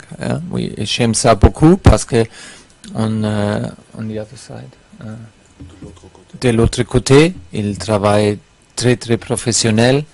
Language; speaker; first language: French; non-native, fluent; German